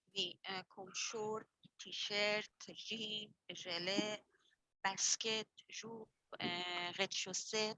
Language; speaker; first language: French; non-native, learner; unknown